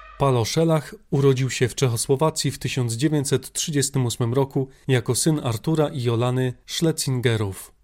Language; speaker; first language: Polish; native; Polish